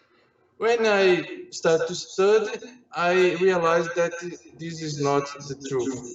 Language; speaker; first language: English; non-native, learner; Portuguese